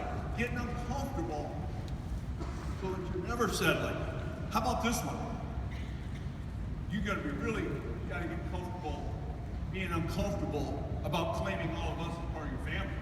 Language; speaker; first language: English; native; English